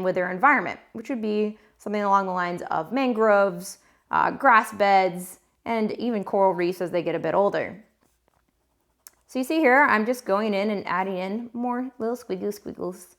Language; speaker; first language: English; native; English